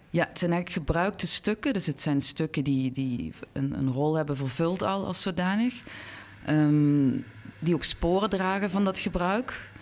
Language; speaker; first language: Dutch; native; Dutch